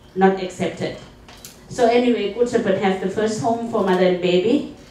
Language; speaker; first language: English; non-native, fluent; Thai